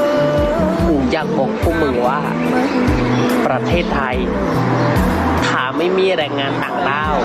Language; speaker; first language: Thai; non-native, fluent; Khmer